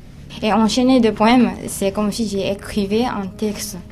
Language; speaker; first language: French; non-native, fluent; Japanese